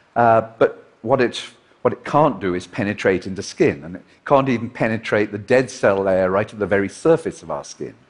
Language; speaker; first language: English; native; English